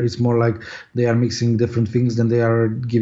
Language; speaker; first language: English; non-native, fluent; Polish